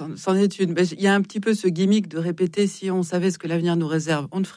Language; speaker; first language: French; native; French